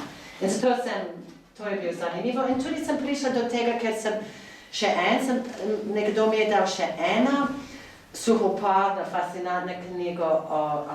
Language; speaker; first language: Slovenian; non-native, fluent; English